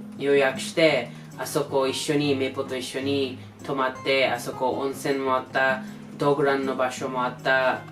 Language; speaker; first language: Japanese; non-native, learner; English